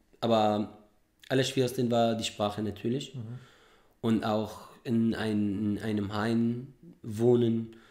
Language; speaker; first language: German; non-native, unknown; Arabic